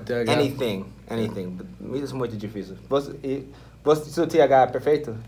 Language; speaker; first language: Portuguese; non-native, fluent; English